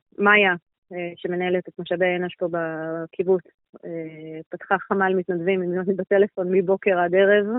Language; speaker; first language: Hebrew; native; Hebrew